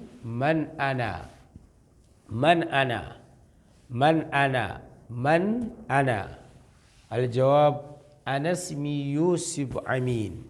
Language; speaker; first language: Arabic; non-native, fluent; Hausa